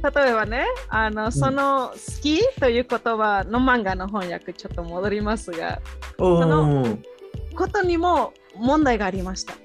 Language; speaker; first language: Japanese; non-native, fluent; Spanish